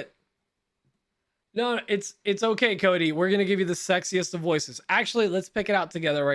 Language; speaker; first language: English; native; English